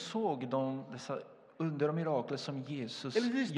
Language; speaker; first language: Swedish; non-native, fluent; Portuguese